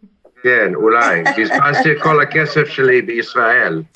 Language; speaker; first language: Hebrew; non-native, fluent; English